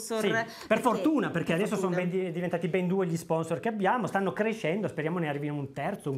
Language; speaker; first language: Italian; native; Italian